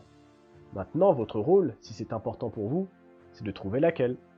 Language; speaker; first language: French; native; French